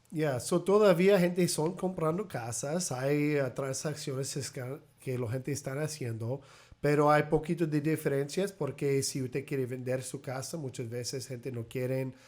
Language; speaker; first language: Spanish; early bilingual, heritage; Spanish